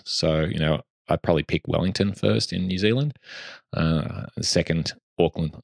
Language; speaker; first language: English; native; English